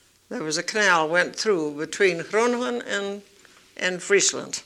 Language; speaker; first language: English; early bilingual, other home language; Dutch